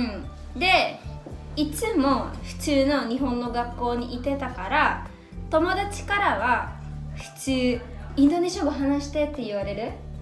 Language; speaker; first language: Japanese; early bilingual, other home language; Indonesian